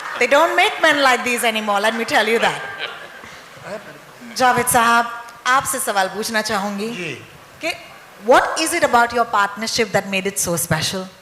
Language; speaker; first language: English; non-native, local second language; Hindi